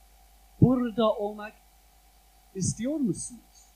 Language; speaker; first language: Turkish; non-native, fluent; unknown